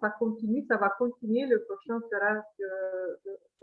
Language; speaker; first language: French; non-native, fluent; Italian